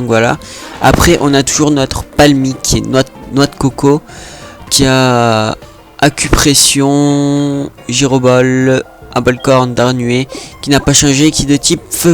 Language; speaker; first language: French; native; French